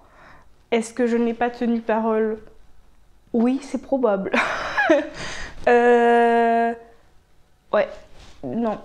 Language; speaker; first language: French; native; French